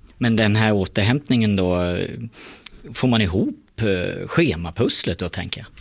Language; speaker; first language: Swedish; native; Swedish